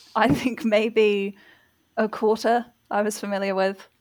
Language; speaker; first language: English; native; English